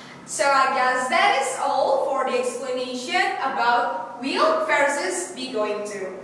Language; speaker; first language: English; non-native, fluent; Indonesian